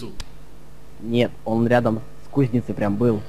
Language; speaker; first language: Russian; native; Russian